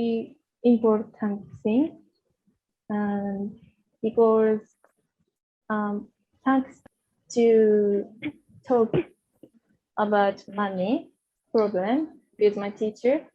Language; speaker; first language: English; non-native, learner; Japanese